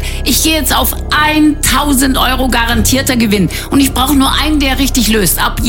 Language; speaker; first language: German; native; German